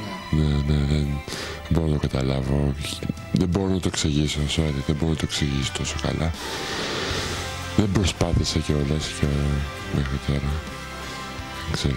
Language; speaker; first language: Greek; early bilingual, heritage; Greek